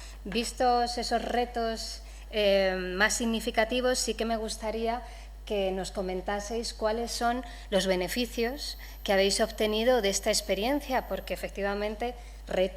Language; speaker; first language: Spanish; native; Spanish